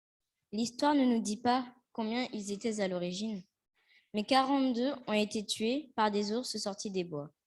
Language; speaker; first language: French; native; French